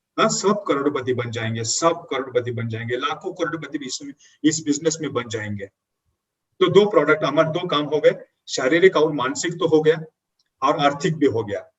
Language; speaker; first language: Hindi; non-native, local second language; Marathi